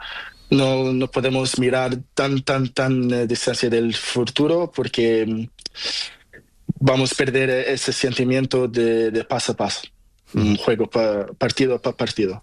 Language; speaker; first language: Spanish; non-native, learner; Portuguese